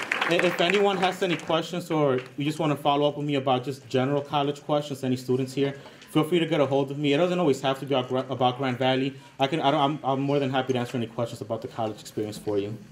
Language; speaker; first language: English; early bilingual, other home language; Spanish